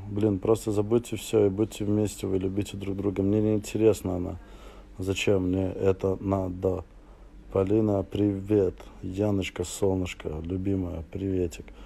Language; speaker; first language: Russian; native; Russian